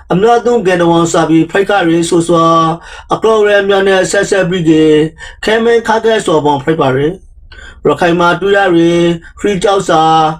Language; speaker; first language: Burmese; native; Burmese